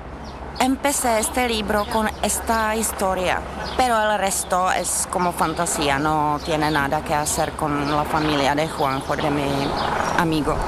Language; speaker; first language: Spanish; non-native, fluent; Czech